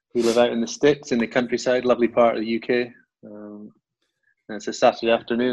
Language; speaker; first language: English; native; English